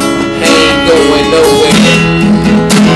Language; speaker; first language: English; native; English